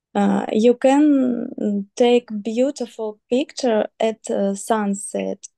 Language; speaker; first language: English; non-native, learner; Russian